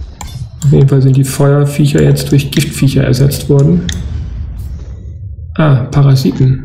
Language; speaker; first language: German; native; German